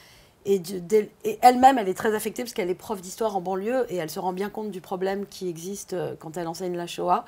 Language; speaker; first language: French; native; French